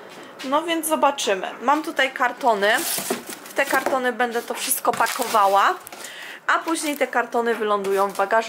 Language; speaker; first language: Polish; native; Polish